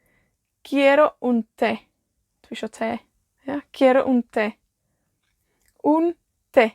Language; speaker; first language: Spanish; non-native, fluent; Welsh